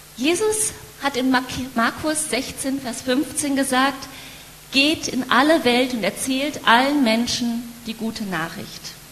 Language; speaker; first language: German; native; German